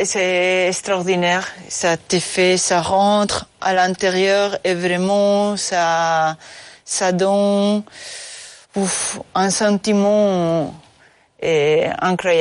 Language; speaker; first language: French; non-native, fluent; Spanish